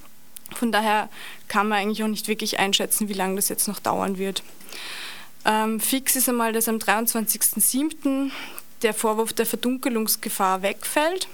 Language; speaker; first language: German; native; German